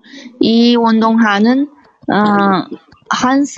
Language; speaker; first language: Korean; non-native, learner; Chinese